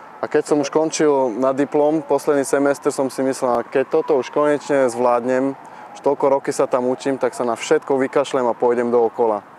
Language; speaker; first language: Slovak; early bilingual, heritage; Slovak